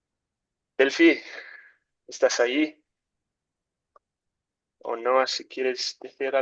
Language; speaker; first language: Spanish; non-native, learner; English